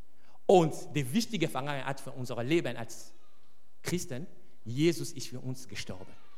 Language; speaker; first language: German; non-native, fluent; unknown